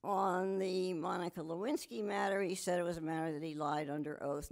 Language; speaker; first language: English; native; English